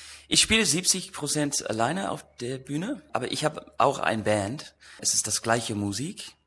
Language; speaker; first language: German; non-native, learner; English